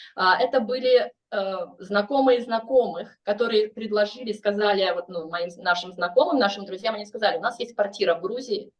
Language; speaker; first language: Russian; native; Russian